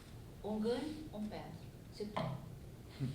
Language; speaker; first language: French; non-native, fluent; Portuguese